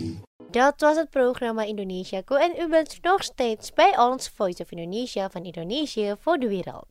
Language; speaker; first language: Dutch; non-native, fluent; Indonesian